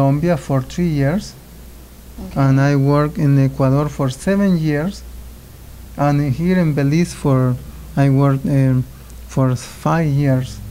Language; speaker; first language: English; non-native, learner; Spanish